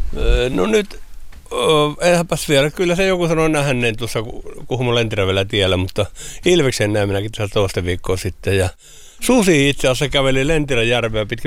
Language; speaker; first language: Finnish; native; Finnish